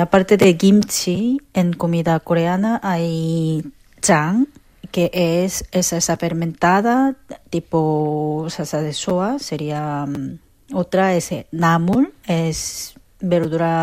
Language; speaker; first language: Spanish; non-native, fluent; Korean